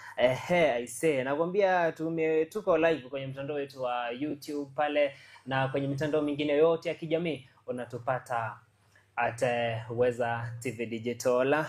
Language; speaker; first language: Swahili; non-native, local second language; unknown